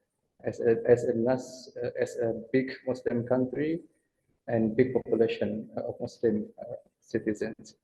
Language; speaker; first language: English; non-native, fluent; Banjar